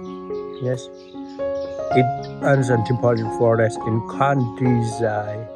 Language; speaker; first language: English; non-native, learner; Khmer